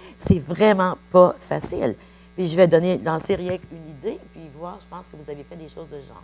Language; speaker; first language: French; native; French